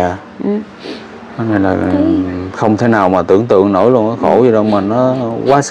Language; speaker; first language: Vietnamese; native; Vietnamese